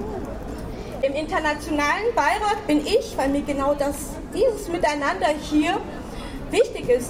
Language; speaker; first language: German; early bilingual, other home language; Turkish